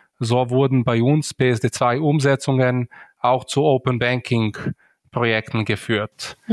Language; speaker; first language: German; native; German